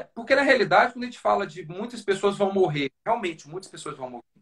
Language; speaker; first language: Portuguese; native; Portuguese